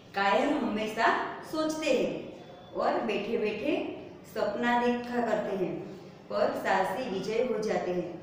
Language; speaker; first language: Hindi; non-native, local second language; Gujarati